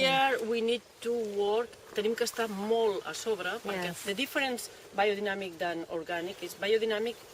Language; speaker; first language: English; non-native, learner; Catalan